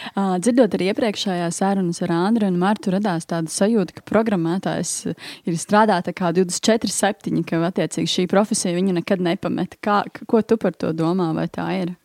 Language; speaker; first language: Latvian; native; Latvian